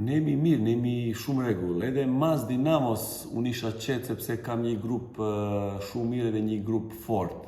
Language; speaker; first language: Albanian; non-native, learner; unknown